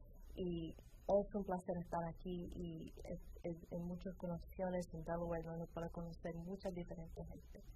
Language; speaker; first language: Spanish; early bilingual, heritage; Spanish